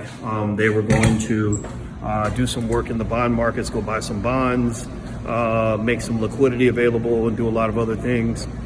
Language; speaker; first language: English; native; English